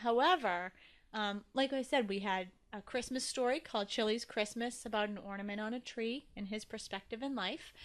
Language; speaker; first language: English; native; English